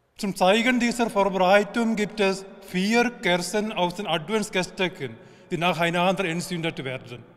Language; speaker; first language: German; non-native, fluent; Malayalam